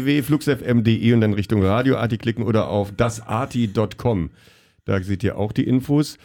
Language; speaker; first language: German; native; German